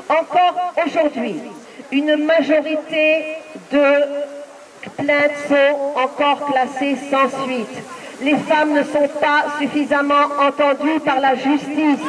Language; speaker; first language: French; native; French